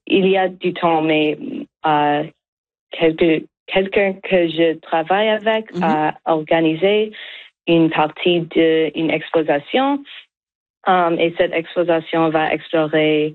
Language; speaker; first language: French; non-native, learner; English